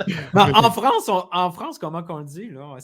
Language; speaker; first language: French; native; French